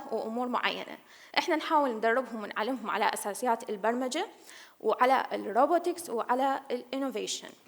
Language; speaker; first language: English; non-native, learner; Arabic